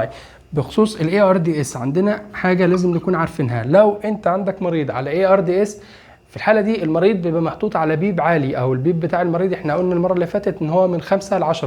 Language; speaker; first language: Arabic; native; Arabic